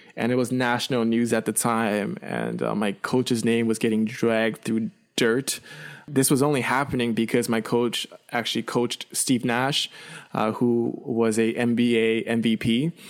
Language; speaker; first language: English; early bilingual, other home language; Chinese